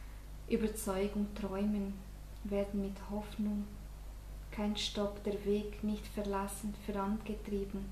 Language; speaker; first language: German; non-native, fluent; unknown